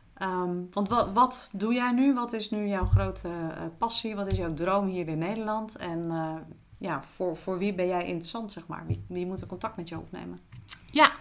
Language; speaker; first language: Dutch; native; Dutch